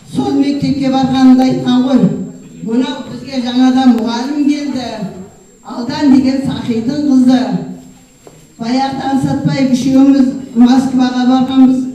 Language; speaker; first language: Kazakh; native; Kazakh